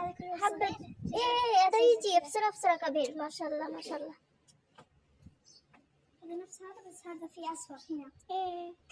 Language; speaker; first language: Arabic; non-native, learner; Bangla